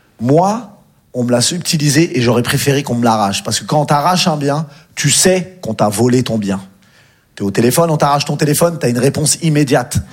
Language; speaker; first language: French; native; French